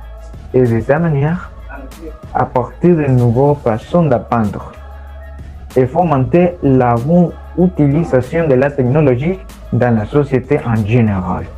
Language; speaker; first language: French; non-native, learner; Spanish